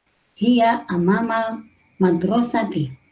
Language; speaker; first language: Arabic; non-native, learner; Indonesian